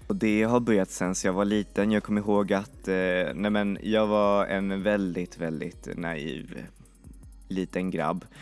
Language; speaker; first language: Swedish; native; Swedish